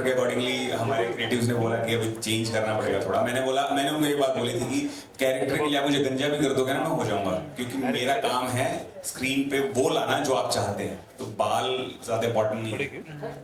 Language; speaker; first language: Hindi; native; Hindi